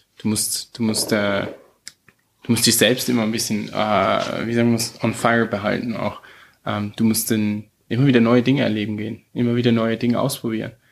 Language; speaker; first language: German; early bilingual, heritage; German